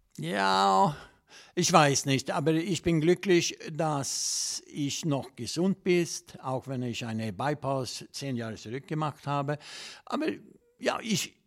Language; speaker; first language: German; non-native, fluent; Swedish